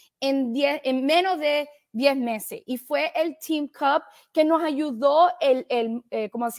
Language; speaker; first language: Spanish; early bilingual, heritage; Spanish